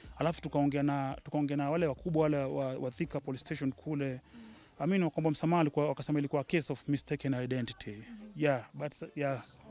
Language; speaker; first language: Swahili; native; Swahili